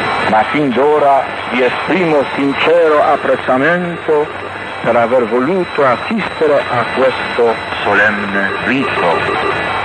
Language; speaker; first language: Italian; non-native, fluent; Polish